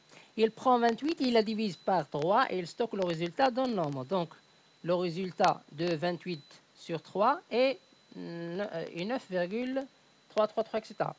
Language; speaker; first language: French; native; French